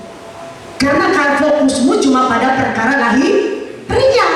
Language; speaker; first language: Indonesian; native; Indonesian